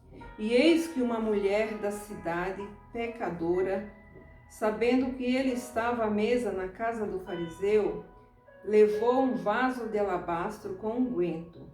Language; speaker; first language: Portuguese; native; Portuguese